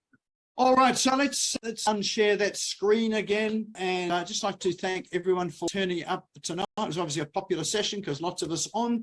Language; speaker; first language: English; native; English